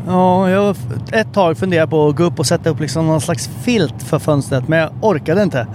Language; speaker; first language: Swedish; native; Swedish